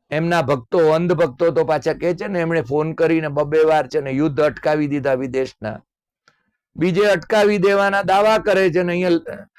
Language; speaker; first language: Gujarati; native; Gujarati